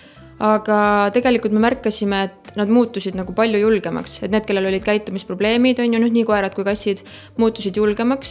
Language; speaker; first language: Estonian; native; Estonian